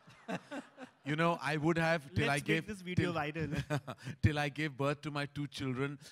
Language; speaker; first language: English; non-native, local second language; Hindi